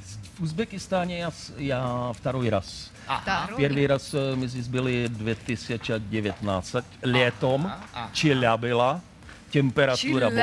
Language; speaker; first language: Russian; non-native, learner; Czech